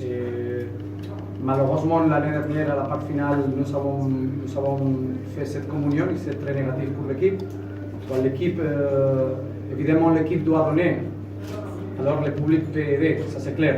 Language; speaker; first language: French; non-native, fluent; Spanish